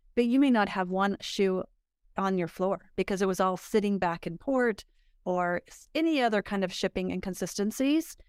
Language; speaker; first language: English; native; English